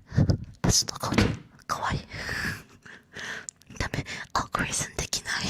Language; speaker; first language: Japanese; non-native, learner; Chinese